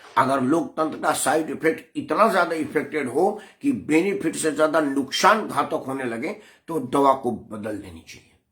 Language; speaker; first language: Hindi; native; Hindi